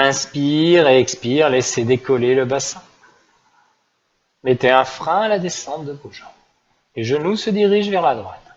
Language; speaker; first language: French; native; French